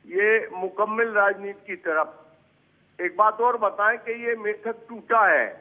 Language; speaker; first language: Hindi; native; Hindi